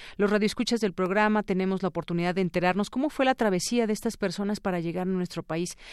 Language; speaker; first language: Spanish; native; Spanish